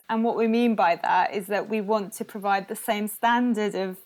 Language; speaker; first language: English; non-native, local second language; Spanish